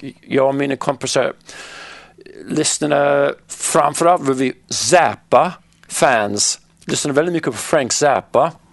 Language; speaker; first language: Swedish; non-native, fluent; English